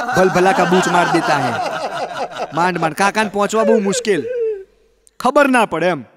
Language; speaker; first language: Hindi; non-native, local second language; Gujarati